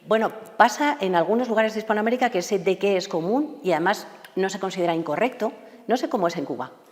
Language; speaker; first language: Spanish; native; Spanish